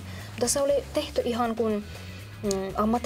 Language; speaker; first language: Finnish; non-native, fluent; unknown